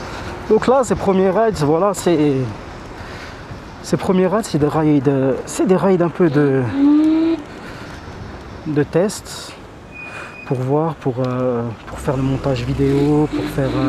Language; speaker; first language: French; native; French